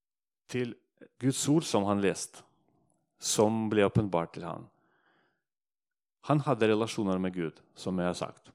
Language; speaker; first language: Norwegian; non-native, fluent; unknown